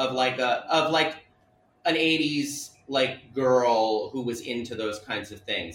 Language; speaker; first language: English; native; English